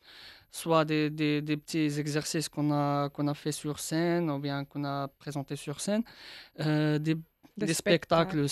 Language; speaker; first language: French; non-native, local second language; Arabic